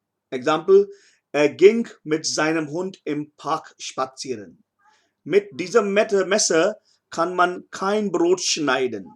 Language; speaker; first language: German; non-native, fluent; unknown